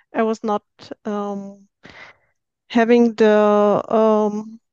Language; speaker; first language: English; non-native, fluent; Arabic